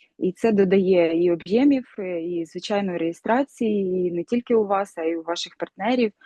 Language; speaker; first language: Ukrainian; non-native, local second language; Russian